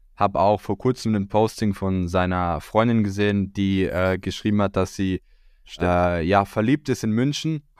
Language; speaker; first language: German; early bilingual, other home language; Croatian